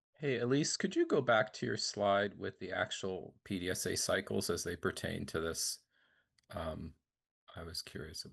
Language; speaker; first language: English; native; English